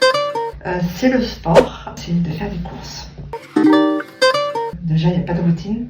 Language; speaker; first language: French; native; French